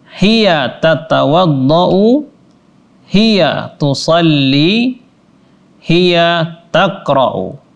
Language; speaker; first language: Arabic; non-native, fluent; Indonesian